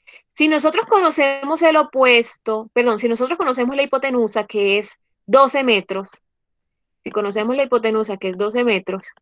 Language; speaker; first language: Spanish; native; Spanish